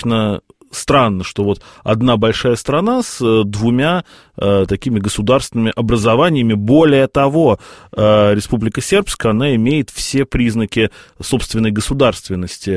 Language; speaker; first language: Russian; native; Russian